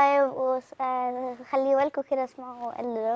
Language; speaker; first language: Arabic; native; Arabic